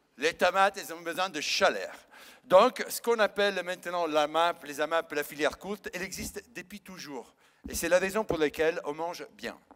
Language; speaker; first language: French; non-native, fluent; Italian